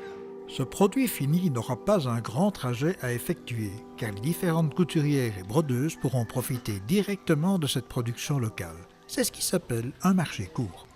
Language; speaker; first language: French; native; French